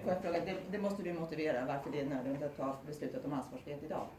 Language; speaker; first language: Swedish; native; Swedish